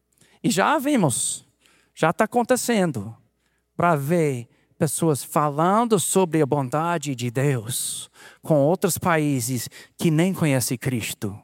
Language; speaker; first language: Portuguese; non-native, fluent; English